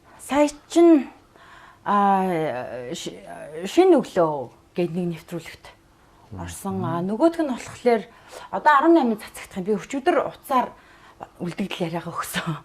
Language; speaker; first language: Mongolian; native; Mongolian